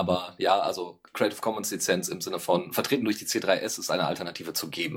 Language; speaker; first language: German; native; German